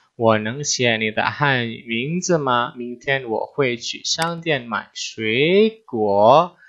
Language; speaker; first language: Chinese; non-native, fluent; Indonesian